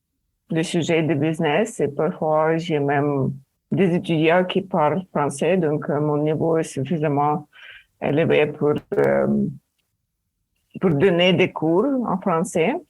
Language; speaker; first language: French; non-native, fluent; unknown